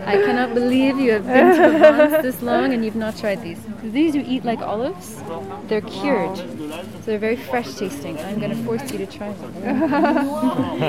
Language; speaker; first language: English; native; English